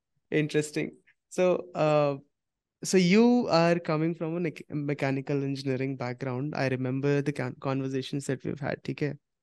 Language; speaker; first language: English; non-native, local second language; Hindi